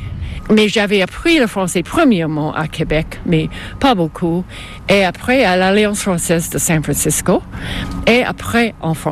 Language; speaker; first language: French; non-native, fluent; English